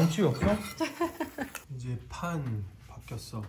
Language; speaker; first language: Korean; non-native, learner; French